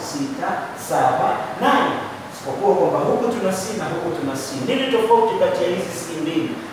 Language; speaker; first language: Swahili; native; Swahili